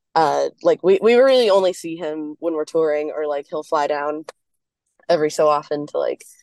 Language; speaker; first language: English; native; English